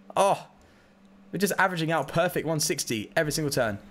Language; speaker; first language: English; native; English